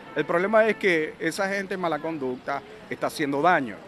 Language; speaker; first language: Spanish; native; Spanish